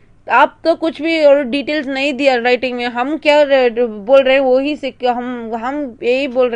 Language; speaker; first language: Hindi; non-native, local second language; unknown